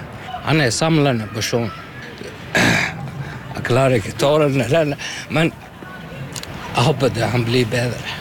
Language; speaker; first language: Norwegian; non-native, learner; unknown